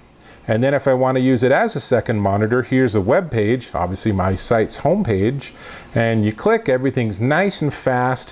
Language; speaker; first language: English; native; English